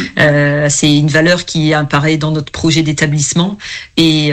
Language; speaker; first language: French; native; French